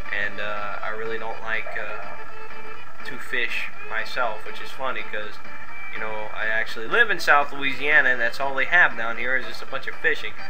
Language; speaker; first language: English; native; English